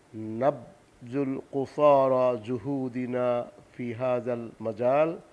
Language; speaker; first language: Arabic; non-native, fluent; Bangla